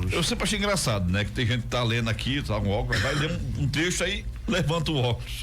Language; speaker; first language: Portuguese; native; Portuguese